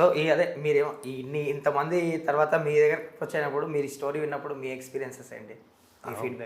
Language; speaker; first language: Telugu; native; Telugu